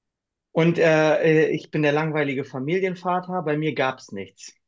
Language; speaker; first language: German; native; German